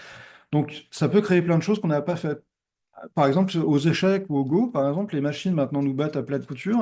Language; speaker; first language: French; native; French